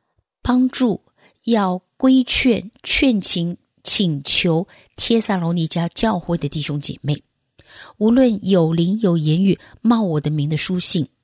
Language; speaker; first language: Chinese; native; Chinese